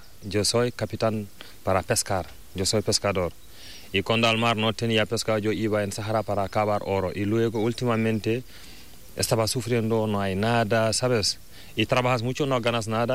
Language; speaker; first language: Spanish; non-native, learner; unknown